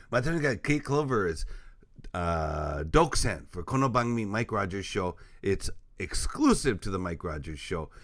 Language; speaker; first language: English; native; English